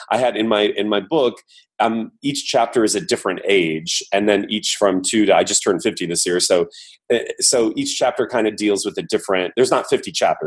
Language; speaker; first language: English; native; English